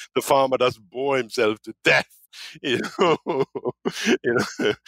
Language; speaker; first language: English; non-native, fluent; German